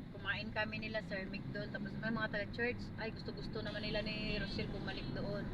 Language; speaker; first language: Filipino; non-native, local second language; Bikol